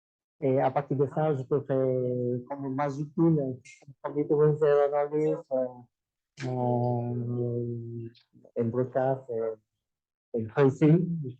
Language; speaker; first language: French; non-native, fluent; Vietnamese